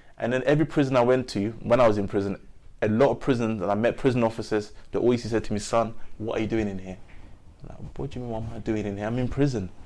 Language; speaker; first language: English; early bilingual, other home language; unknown